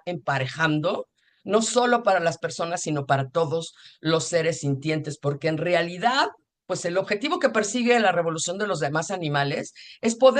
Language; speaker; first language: Spanish; native; Spanish